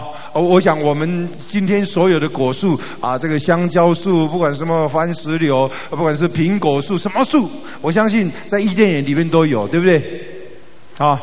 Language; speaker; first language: Chinese; native; Chinese